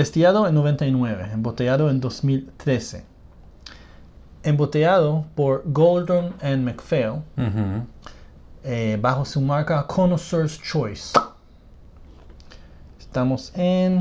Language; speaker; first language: Spanish; non-native, fluent; English